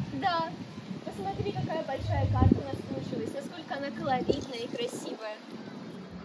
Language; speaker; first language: Russian; native; Russian